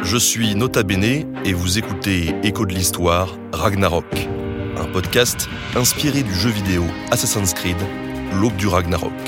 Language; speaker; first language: French; native; French